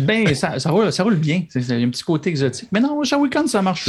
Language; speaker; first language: French; native; French